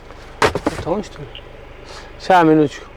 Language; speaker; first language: Russian; non-native, fluent; Tajik